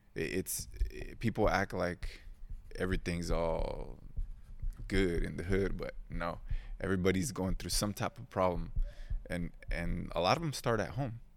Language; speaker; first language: English; early bilingual, other home language; Spanish